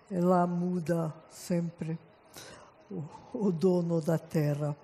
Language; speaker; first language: Portuguese; non-native, fluent; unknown